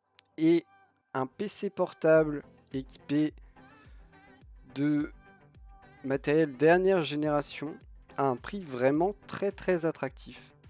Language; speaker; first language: French; native; French